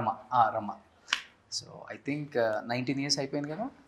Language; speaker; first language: Telugu; native; Telugu